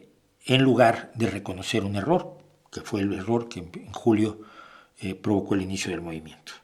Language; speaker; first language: Spanish; native; Spanish